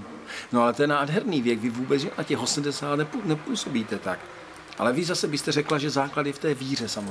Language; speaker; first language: Czech; native; Czech